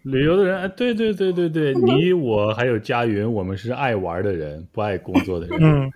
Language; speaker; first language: Chinese; native; Chinese